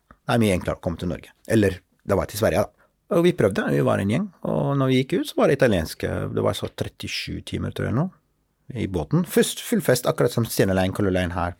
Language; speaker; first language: Norwegian; non-native, fluent; Arabic